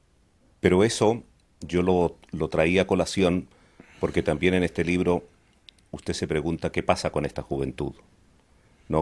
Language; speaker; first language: Spanish; native; Spanish